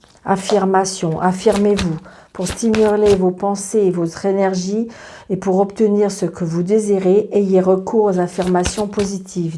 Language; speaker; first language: French; native; French